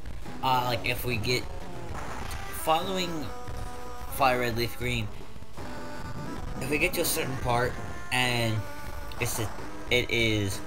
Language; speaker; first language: English; native; English